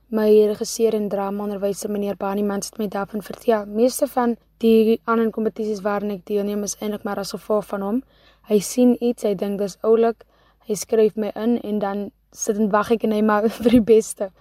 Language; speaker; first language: Afrikaans; native; Afrikaans